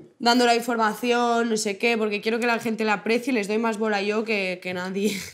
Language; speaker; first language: Spanish; non-native, local second language; Catalan